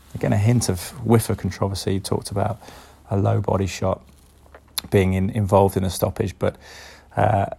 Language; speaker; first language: English; native; English